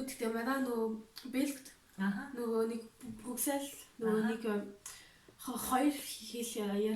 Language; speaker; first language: Mongolian; early bilingual, heritage; Mongolian